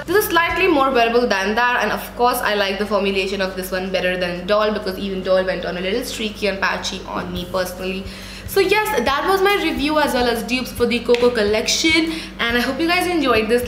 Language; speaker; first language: English; non-native, local second language; Hindi